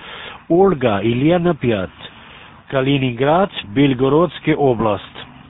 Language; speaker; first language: Russian; non-native, learner; German